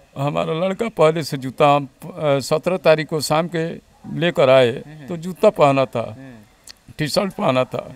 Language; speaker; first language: Hindi; native; Hindi